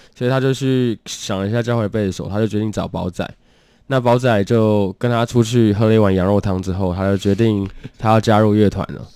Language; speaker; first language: Chinese; native; Chinese